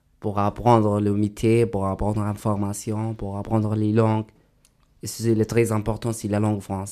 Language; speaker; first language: French; non-native, learner; Arabic